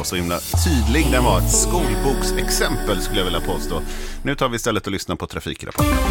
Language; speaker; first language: Swedish; native; Swedish